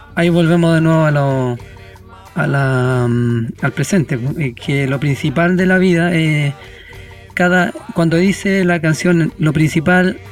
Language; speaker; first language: Spanish; native; Spanish